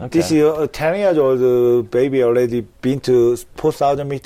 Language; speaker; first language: English; non-native, learner; Korean